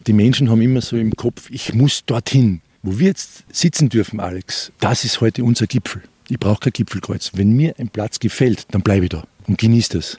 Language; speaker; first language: German; native; German